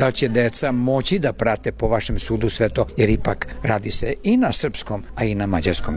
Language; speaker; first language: Serbian; native; Serbian